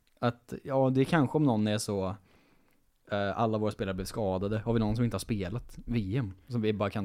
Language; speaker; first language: Swedish; native; Swedish